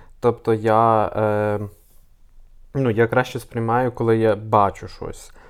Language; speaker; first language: Ukrainian; native; Ukrainian